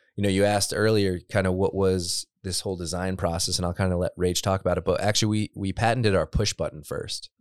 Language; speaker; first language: English; native; English